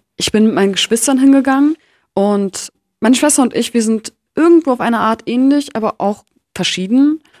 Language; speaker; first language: German; native; German